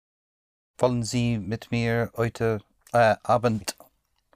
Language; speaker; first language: German; non-native, learner; English